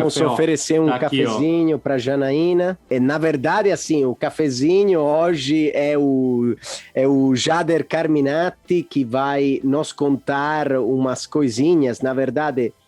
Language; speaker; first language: Portuguese; non-native, fluent; Italian